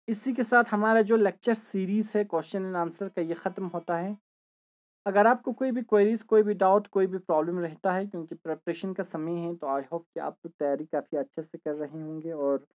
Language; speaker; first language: Hindi; non-native, local second language; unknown